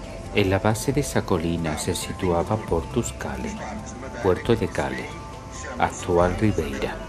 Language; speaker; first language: Spanish; native; Spanish